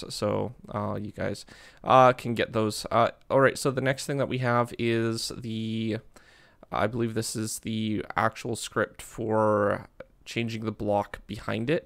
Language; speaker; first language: English; native; English